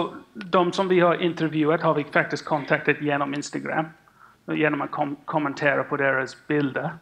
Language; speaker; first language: Swedish; non-native, fluent; English